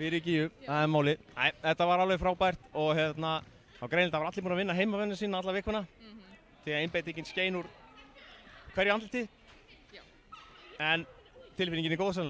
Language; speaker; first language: Icelandic; native; Icelandic